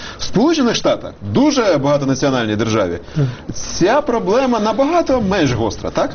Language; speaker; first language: Ukrainian; native; Ukrainian